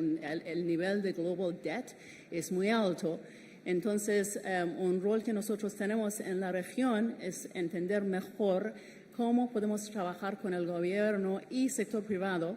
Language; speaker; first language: Spanish; non-native, fluent; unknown